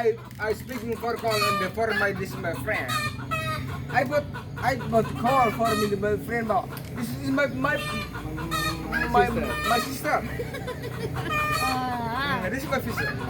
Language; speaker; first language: English; non-native, learner; Indonesian